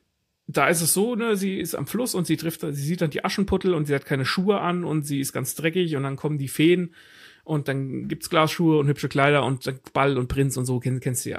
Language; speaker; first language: German; native; German